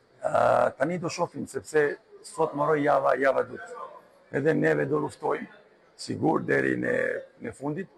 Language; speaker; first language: Albanian; non-native, learner; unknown